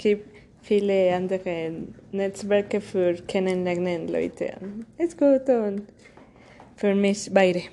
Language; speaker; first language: German; non-native, learner; Spanish